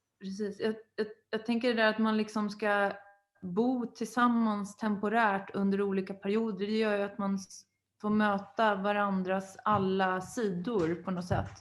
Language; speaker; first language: Swedish; native; Swedish